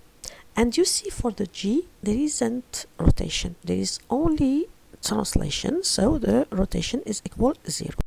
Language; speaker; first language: English; non-native, fluent; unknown